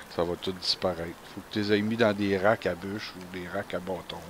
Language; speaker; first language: French; native; French